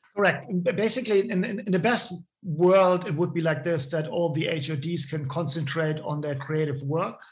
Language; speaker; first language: English; non-native, fluent; German